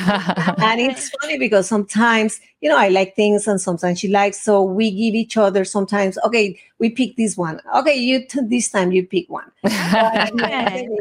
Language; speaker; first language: English; non-native, fluent; Spanish